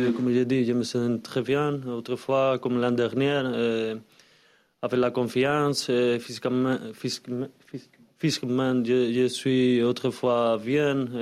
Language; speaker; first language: French; non-native, learner; Spanish